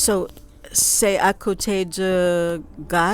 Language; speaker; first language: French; non-native, learner; English